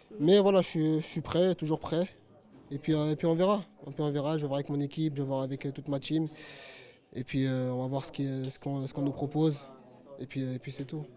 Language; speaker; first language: French; native; French